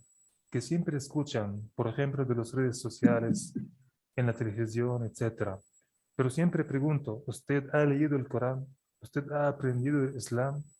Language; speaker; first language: Spanish; non-native, fluent; Arabic